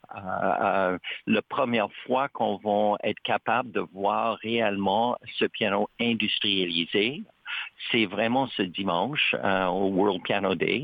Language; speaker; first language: French; native; French